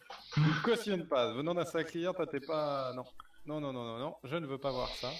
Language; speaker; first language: French; native; French